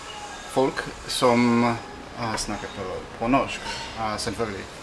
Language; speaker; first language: Norwegian; non-native, learner; English